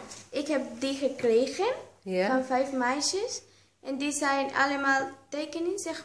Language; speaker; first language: Dutch; non-native, learner; Spanish